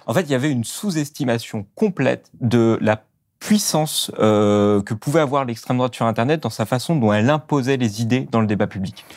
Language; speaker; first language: French; native; French